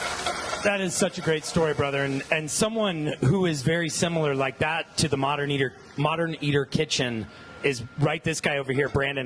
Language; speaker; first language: English; native; English